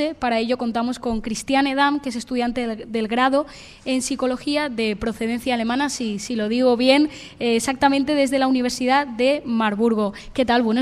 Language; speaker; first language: Spanish; native; Spanish